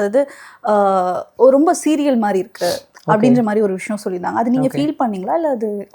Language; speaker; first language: Tamil; native; Tamil